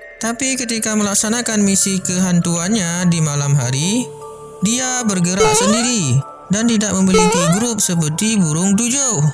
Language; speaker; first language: Malay; non-native, local second language; Achinese